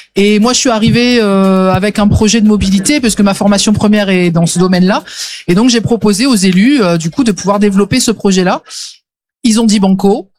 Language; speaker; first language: French; native; French